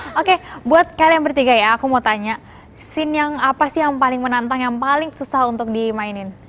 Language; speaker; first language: Indonesian; native; Indonesian